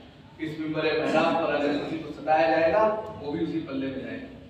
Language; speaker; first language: Urdu; native; Urdu